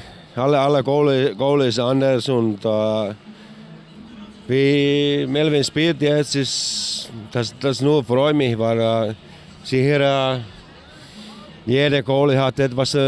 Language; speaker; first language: German; non-native, learner; Finnish